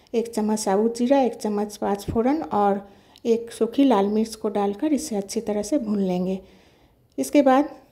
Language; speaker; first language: Hindi; non-native, local second language; Bangla